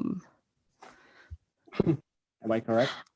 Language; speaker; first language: English; non-native, fluent; Indonesian